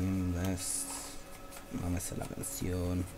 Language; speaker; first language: Spanish; native; Spanish